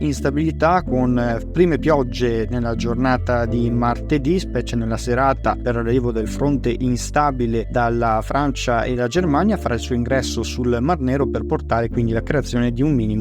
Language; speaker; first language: Italian; native; Italian